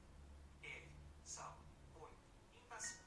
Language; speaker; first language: Portuguese; non-native, learner; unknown